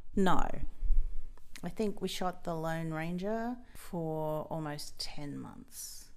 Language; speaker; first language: English; native; English